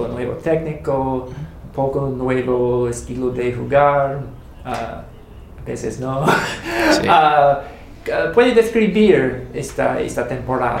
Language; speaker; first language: Spanish; non-native, learner; English